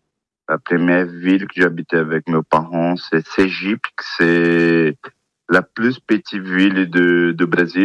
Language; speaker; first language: French; non-native, learner; Portuguese